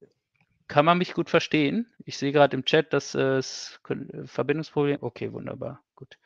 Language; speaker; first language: German; native; German